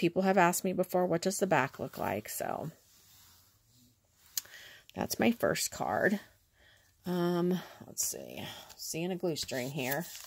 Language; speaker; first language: English; native; English